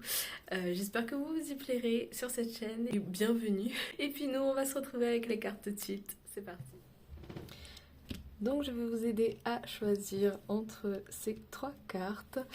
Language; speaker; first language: French; native; French